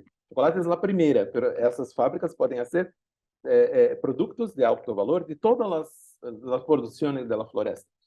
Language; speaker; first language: Spanish; non-native, learner; Portuguese